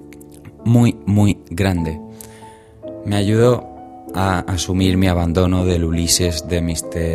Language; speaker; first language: Spanish; native; Spanish